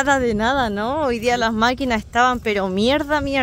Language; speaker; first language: Spanish; native; Spanish